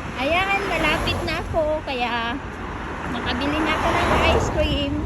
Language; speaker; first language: Filipino; non-native, local second language; Waray